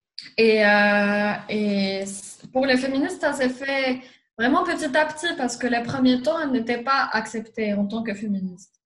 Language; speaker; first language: French; non-native, local second language; Arabic